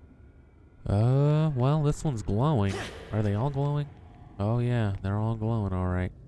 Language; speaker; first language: English; native; English